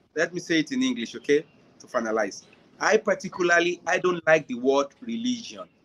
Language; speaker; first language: English; non-native, local second language; Yoruba